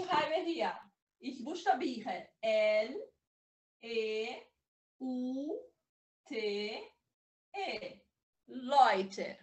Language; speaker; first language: German; non-native, learner; Portuguese